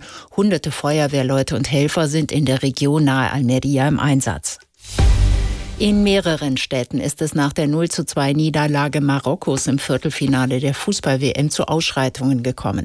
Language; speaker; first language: German; native; German